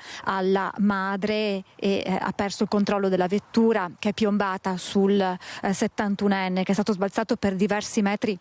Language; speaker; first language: Italian; native; Italian